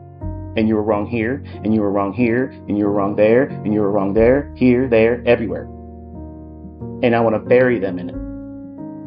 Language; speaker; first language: English; native; English